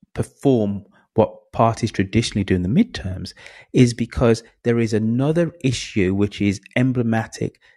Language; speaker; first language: English; native; English